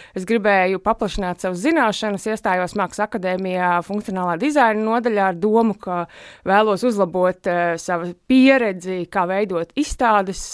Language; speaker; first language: Latvian; native; Latvian